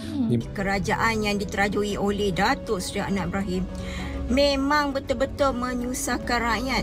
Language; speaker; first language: Malay; native; Malay